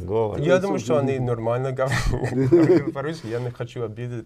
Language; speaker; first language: Russian; non-native, learner; English